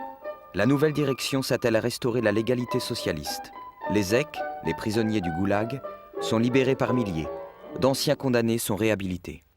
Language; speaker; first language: French; native; French